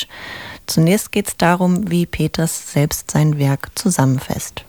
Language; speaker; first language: German; native; German